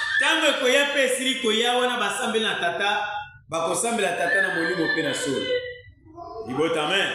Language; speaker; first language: Lingala; non-native, local second language; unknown